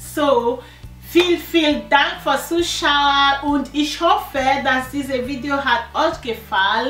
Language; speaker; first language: German; non-native, learner; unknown